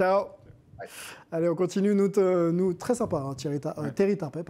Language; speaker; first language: French; native; French